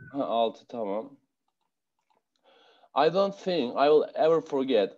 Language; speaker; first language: English; non-native, fluent; Turkish